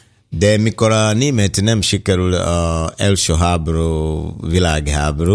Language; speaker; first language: Hungarian; non-native, learner; Swahili